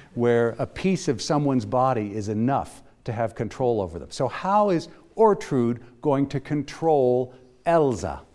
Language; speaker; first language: English; native; English